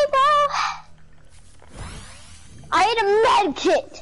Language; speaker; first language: English; native; English